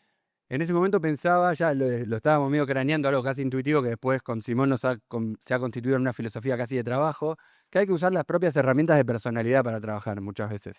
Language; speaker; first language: Spanish; native; Spanish